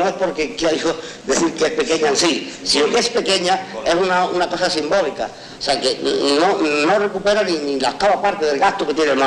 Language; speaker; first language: Spanish; native; Spanish